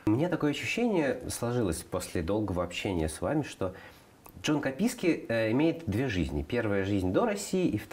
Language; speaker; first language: Russian; native; Russian